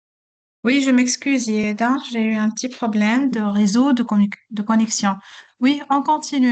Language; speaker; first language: French; non-native, local second language; Arabic